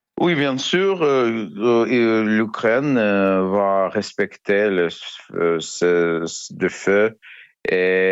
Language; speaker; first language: French; non-native, learner; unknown